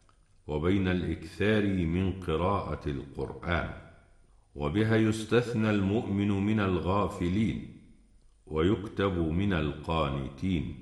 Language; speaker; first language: Arabic; native; Arabic